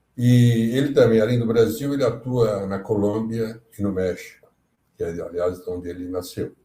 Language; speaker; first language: Portuguese; native; Portuguese